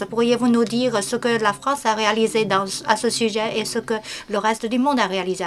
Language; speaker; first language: French; non-native, fluent; Chinese